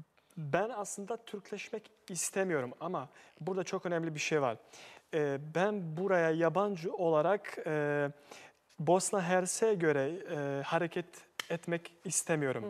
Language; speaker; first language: Turkish; non-native, fluent; Bosnian